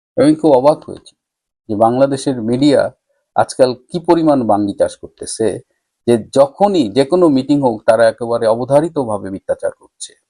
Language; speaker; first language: Bangla; native; Bangla